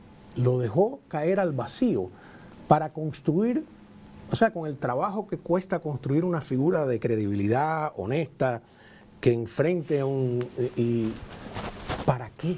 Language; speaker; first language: Spanish; native; Spanish